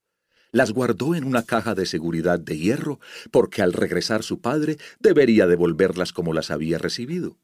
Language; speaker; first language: Spanish; native; Spanish